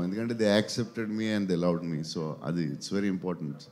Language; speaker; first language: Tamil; non-native, learner; Telugu